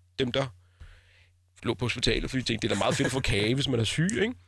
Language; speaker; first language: Danish; early bilingual, other home language; Arabic